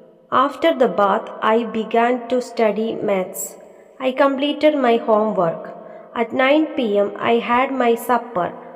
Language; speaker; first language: English; non-native, local second language; Malayalam